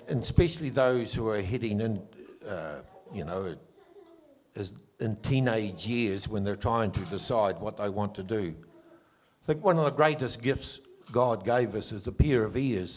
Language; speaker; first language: English; native; English